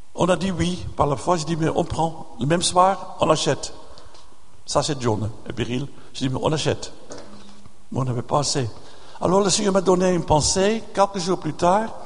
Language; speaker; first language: French; non-native, fluent; Dutch